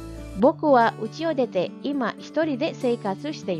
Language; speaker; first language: Japanese; non-native, fluent; Indonesian